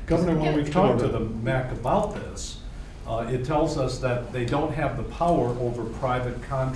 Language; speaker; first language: English; native; English